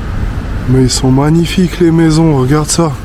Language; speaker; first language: French; native; French